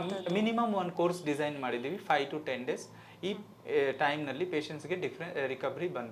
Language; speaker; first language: Kannada; non-native, local second language; Hindi